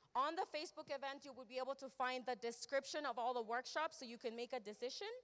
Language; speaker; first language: English; early bilingual, other home language; Spanish